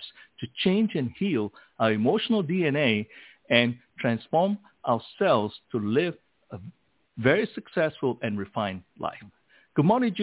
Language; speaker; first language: English; non-native, local second language; Min Nan Chinese